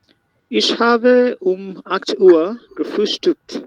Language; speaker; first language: German; non-native, learner; Bangla